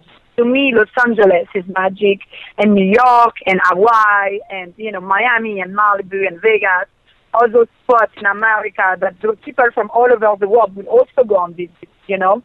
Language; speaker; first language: English; non-native, fluent; French